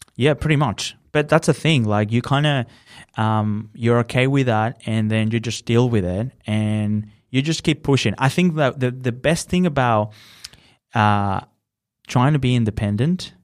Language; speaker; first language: English; non-native, fluent; Spanish